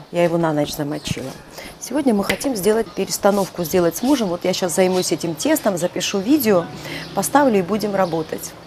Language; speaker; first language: Russian; non-native, local second language; Georgian